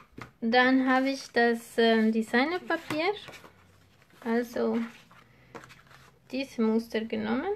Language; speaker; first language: German; non-native, fluent; Spanish